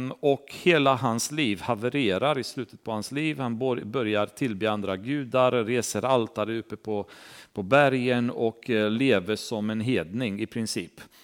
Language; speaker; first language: Swedish; non-native, fluent; Romanian